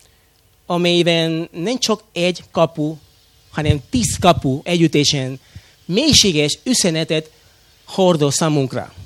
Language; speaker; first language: Hungarian; non-native, fluent; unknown